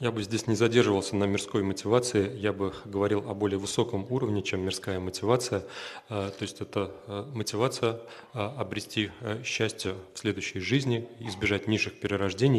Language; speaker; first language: Russian; native; Russian